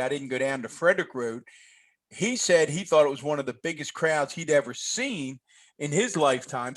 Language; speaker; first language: English; native; English